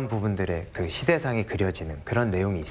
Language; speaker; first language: Korean; native; Korean